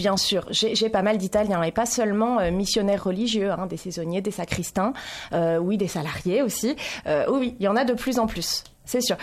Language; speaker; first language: French; native; French